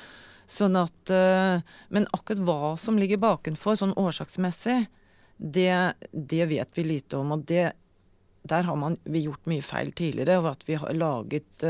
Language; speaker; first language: Norwegian; native; Norwegian